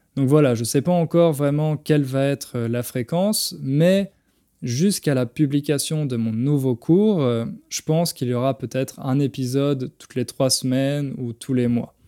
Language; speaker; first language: French; native; French